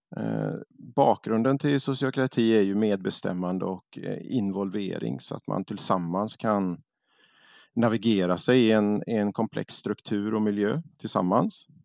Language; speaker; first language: Swedish; native; Swedish